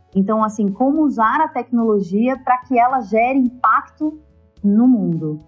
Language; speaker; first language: Portuguese; native; Portuguese